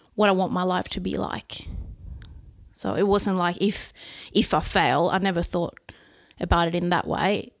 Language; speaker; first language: English; non-native, fluent; Swedish